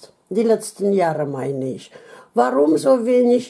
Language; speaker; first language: German; non-native, fluent; Russian